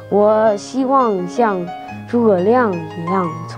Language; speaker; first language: Chinese; early bilingual, heritage; Chinese